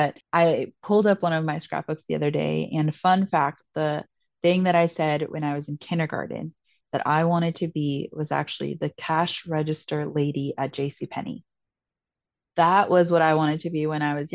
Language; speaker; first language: English; native; English